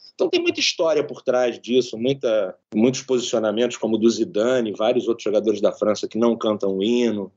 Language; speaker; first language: Portuguese; native; Portuguese